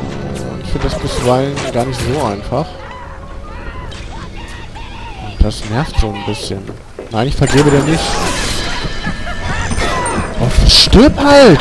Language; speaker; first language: German; native; German